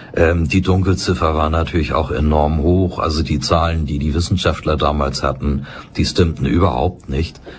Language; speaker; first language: German; native; German